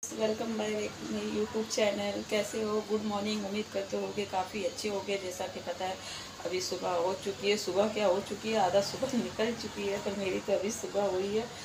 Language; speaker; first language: Hindi; non-native, local second language; Bangla